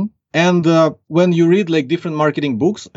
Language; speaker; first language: English; non-native, fluent; Ukrainian